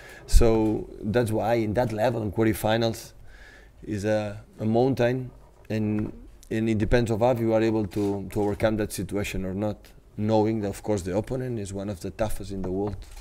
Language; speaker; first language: English; non-native, fluent; Catalan